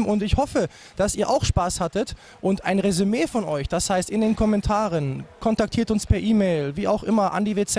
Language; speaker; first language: German; native; German